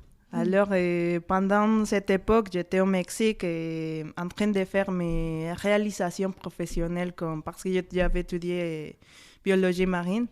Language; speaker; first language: French; non-native, fluent; Spanish